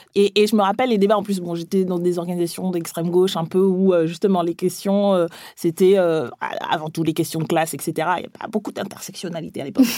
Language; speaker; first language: French; early bilingual, other home language; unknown